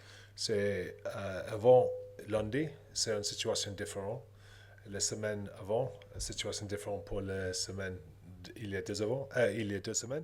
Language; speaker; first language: French; non-native, learner; English